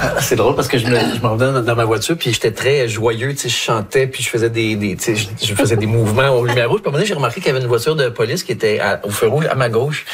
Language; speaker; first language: French; native; French